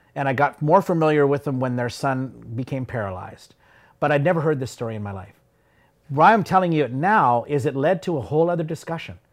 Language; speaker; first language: English; native; English